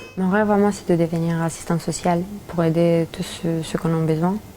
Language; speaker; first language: French; early bilingual, other home language; Romanian